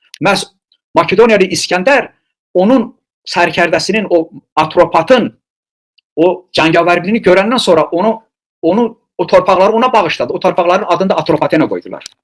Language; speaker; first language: Azerbaijani; non-native, local second language; Talysh